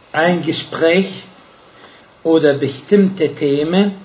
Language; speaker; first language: German; non-native, fluent; Arabic